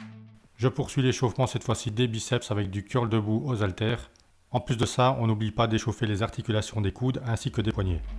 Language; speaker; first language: French; native; French